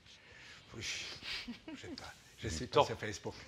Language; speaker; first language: French; non-native, fluent; German